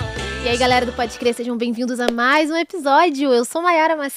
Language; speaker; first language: Portuguese; native; Portuguese